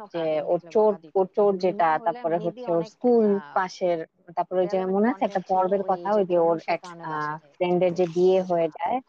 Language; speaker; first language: Bangla; native; Bangla